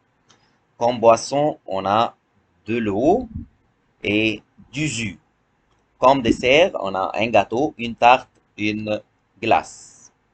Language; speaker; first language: French; non-native, fluent; Arabic